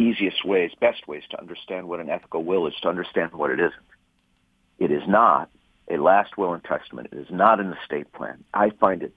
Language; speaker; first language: English; native; English